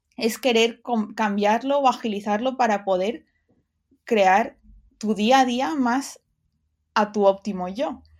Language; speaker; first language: Spanish; early bilingual, other home language; English